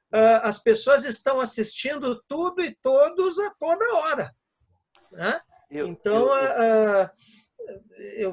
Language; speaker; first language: Portuguese; native; Portuguese